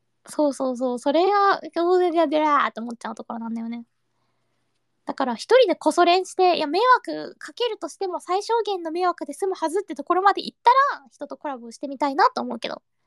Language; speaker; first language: Japanese; early bilingual, heritage; Japanese